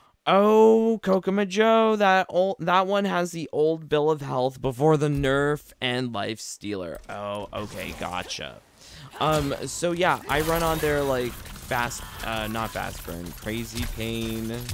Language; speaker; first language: English; native; English